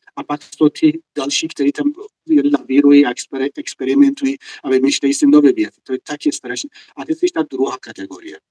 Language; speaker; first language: Czech; non-native, fluent; Persian